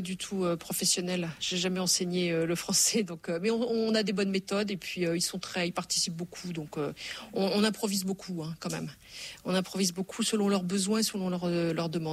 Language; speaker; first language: French; native; French